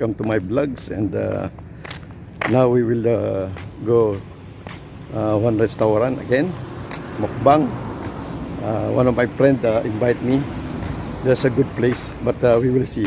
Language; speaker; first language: English; non-native, learner; Filipino